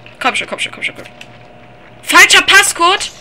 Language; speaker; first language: German; native; German